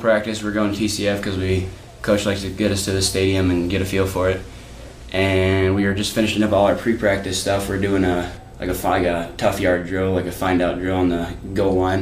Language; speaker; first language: English; native; English